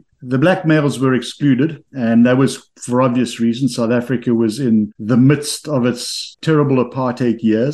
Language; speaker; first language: English; native; English